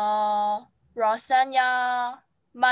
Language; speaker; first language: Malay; non-native, local second language; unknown